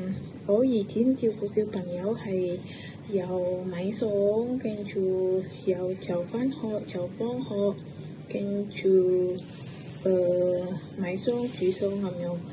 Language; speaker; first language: Cantonese; non-native, learner; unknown